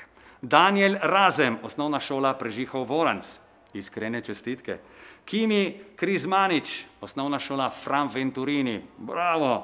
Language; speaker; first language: Slovenian; native; Slovenian